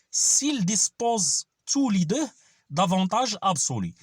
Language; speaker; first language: French; non-native, local second language; Arabic